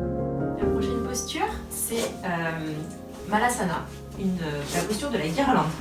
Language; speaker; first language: French; native; French